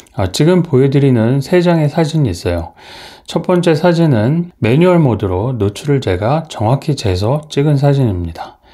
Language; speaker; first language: Korean; native; Korean